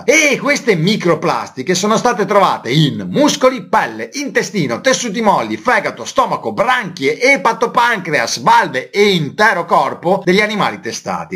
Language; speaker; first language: Italian; native; Italian